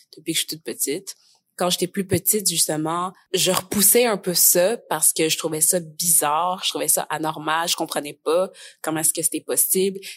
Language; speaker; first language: French; native; French